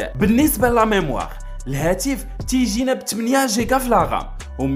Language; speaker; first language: Arabic; native; Arabic